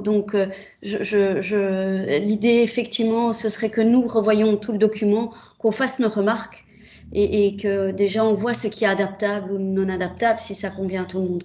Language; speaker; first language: French; native; French